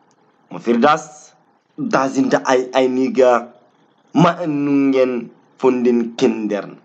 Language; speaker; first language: German; non-native, learner; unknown